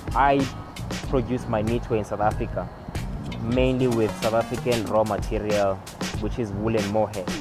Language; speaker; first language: English; non-native, local second language; Xhosa